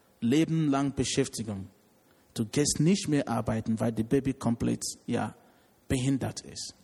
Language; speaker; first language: German; non-native, learner; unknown